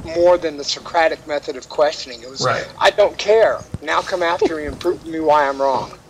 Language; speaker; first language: English; native; English